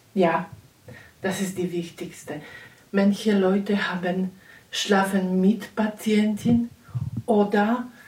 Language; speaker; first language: German; non-native, learner; Polish